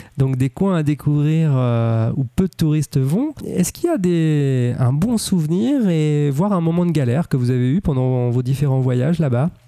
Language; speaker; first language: French; native; French